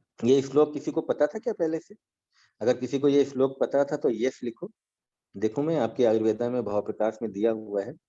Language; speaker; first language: Hindi; native; Hindi